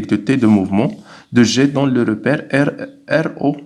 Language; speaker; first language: French; non-native, local second language; Arabic